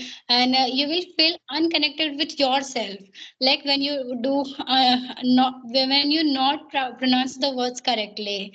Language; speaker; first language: English; non-native, learner; Hindi